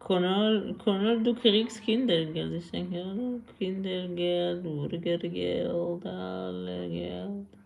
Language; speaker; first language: German; non-native, learner; Persian